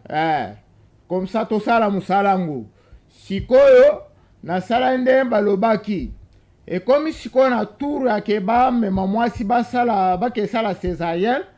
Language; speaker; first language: Lingala; non-native, local second language; Luba-Lulua